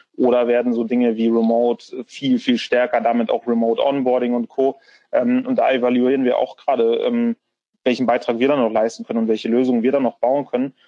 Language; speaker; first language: German; native; German